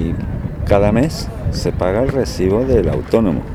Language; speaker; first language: Spanish; native; Spanish